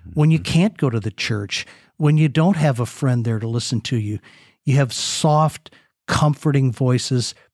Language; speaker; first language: English; native; English